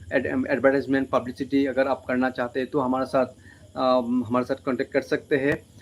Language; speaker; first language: Hindi; non-native, local second language; Bangla